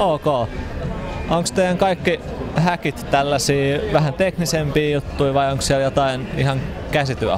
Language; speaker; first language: Finnish; native; Finnish